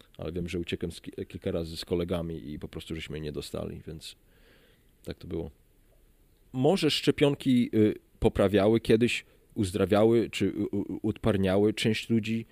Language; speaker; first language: Polish; early bilingual, heritage; Polish